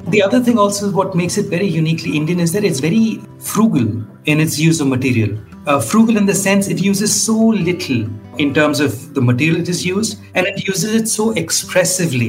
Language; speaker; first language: English; non-native, local second language; Hindi